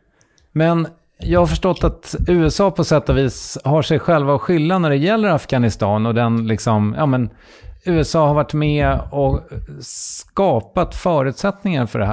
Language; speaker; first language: Swedish; native; Swedish